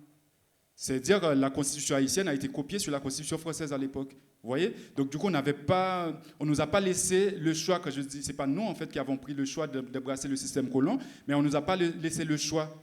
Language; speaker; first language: French; non-native, local second language; Haitian Creole